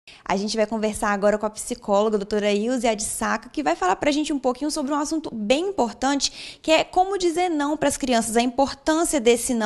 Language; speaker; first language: Portuguese; native; Portuguese